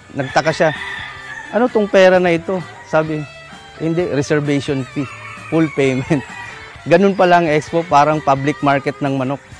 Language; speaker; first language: Filipino; non-native, local second language; Cebuano